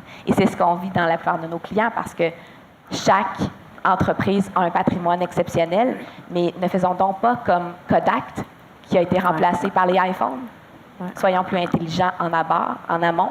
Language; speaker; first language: French; native; French